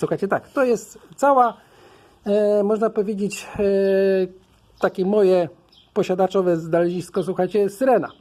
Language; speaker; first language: Polish; native; Polish